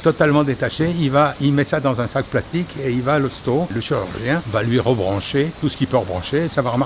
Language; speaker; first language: French; native; French